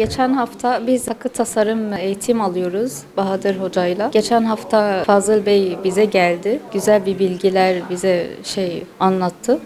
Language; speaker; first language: Turkish; non-native, learner; Arabic